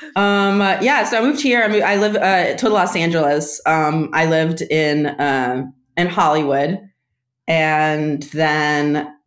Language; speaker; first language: English; early bilingual, other home language; Russian